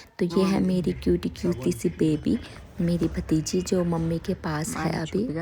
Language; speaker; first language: Hindi; native; Hindi